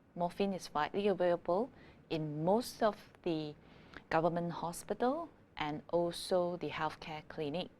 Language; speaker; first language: English; non-native, local second language; Malay